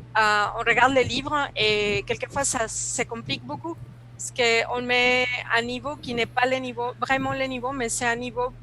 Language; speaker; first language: French; non-native, fluent; Spanish